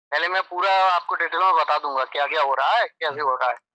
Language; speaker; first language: Hindi; native; Hindi